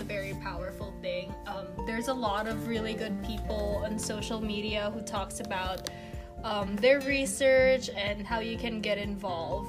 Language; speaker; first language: English; non-native, local second language; Filipino